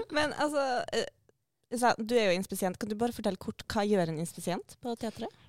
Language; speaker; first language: Norwegian; native; Norwegian